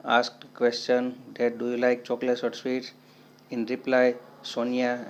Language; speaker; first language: English; non-native, local second language; Gujarati